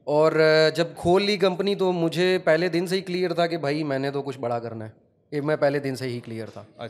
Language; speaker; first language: Urdu; non-native, local second language; Punjabi